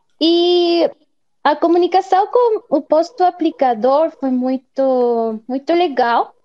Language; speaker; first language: Portuguese; non-native, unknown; Spanish